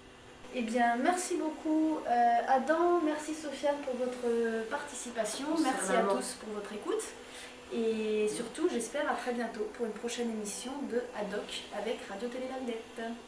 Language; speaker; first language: French; native; French